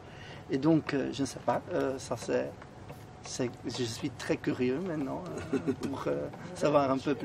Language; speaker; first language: French; non-native, fluent; Spanish